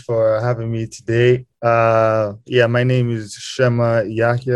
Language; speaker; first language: English; non-native, local second language; Kinyarwanda